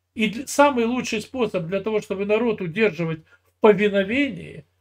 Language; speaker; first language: Russian; native; Russian